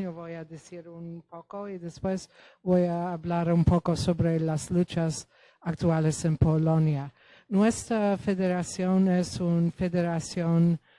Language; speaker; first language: Spanish; non-native, fluent; Polish